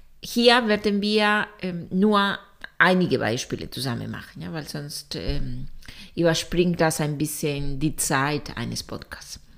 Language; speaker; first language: German; non-native, fluent; Spanish